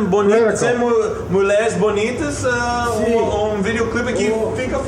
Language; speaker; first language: Portuguese; non-native, learner; English